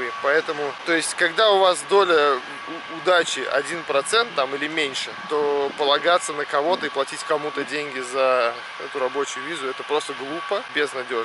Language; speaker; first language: Russian; native; Russian